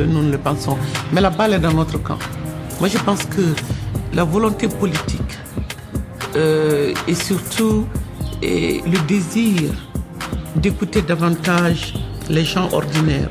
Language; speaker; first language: French; non-native, local second language; Bambara